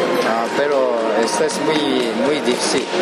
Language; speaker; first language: Spanish; non-native, learner; Japanese